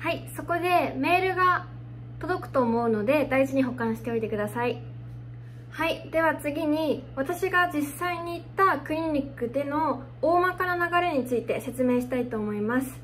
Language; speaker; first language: Japanese; early bilingual, heritage; Japanese